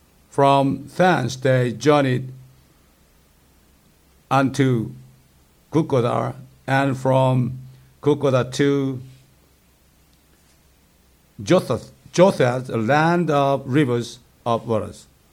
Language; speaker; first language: English; non-native, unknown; Korean